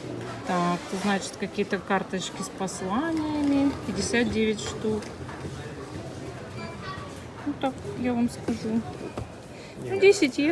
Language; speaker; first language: Russian; native; Russian